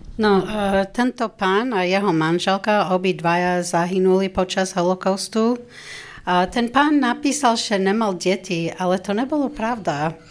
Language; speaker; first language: Slovak; non-native, fluent; English